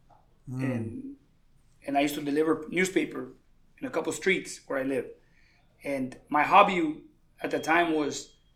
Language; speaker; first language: English; early bilingual, other home language; Spanish